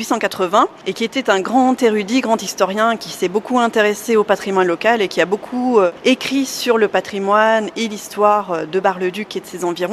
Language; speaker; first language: French; native; French